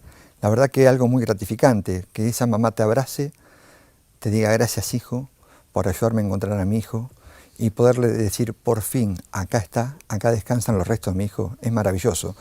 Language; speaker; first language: Spanish; native; Spanish